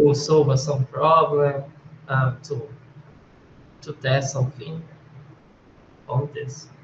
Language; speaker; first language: English; non-native, learner; Portuguese